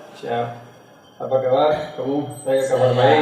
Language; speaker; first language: Indonesian; non-native, fluent; Spanish